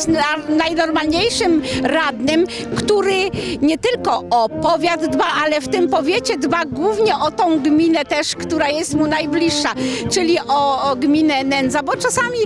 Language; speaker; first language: Polish; native; Polish